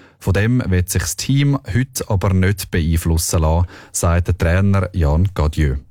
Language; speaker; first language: German; native; German